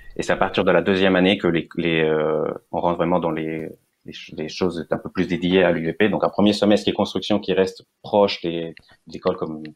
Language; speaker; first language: French; non-native, fluent; Spanish